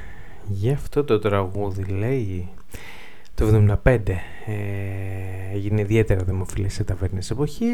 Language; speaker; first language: Greek; native; Greek